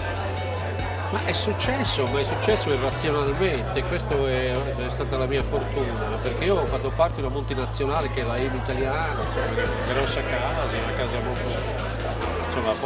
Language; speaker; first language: Italian; native; Italian